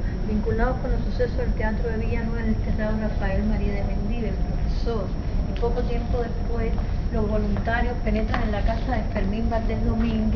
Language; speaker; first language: Spanish; native; Spanish